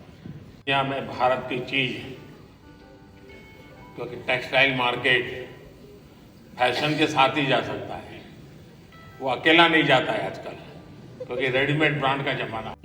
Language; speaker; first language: Hindi; native; Hindi